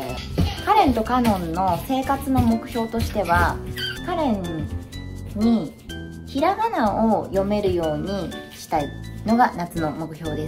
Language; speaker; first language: Japanese; native; Japanese